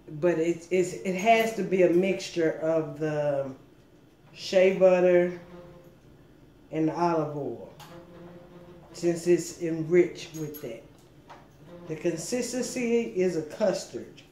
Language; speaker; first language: English; native; English